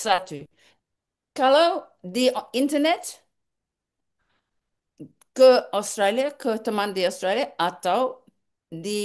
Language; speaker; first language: Indonesian; non-native, learner; English